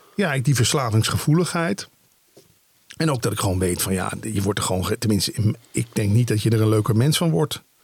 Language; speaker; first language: Dutch; native; Dutch